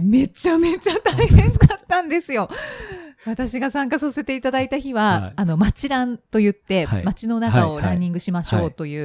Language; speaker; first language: Japanese; native; Japanese